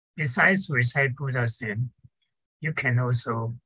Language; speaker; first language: English; non-native, fluent; Chinese